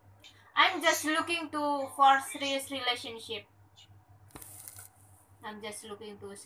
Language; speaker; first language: English; non-native, learner; Indonesian